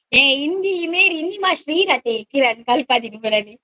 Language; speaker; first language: Hindi; non-native, local second language; Kannada